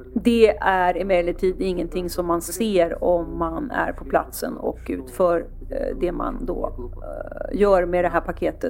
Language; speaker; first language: Swedish; native; Swedish